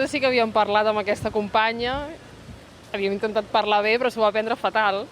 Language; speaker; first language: Catalan; native; Catalan